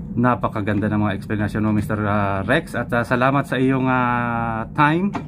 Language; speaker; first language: Filipino; native; Filipino